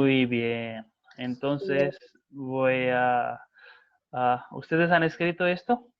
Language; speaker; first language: Spanish; non-native, fluent; Hindi